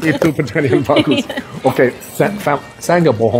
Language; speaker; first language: Indonesian; non-native, fluent; English